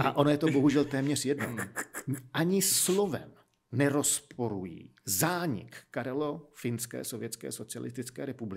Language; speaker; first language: Czech; native; Czech